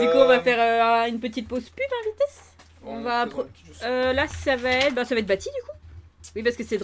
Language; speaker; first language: French; native; French